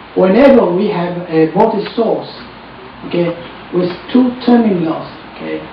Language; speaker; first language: English; non-native, fluent; Chinese